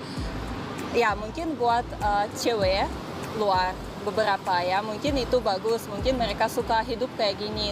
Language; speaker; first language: Indonesian; non-native, fluent; Russian